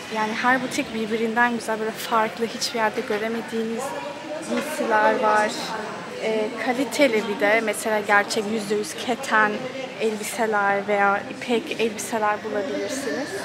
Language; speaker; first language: Turkish; early bilingual, heritage; Turkish